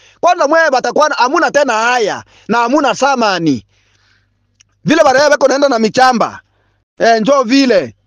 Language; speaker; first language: Swahili; non-native, local second language; Bembe